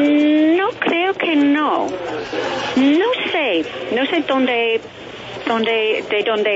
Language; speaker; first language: Spanish; non-native, learner; English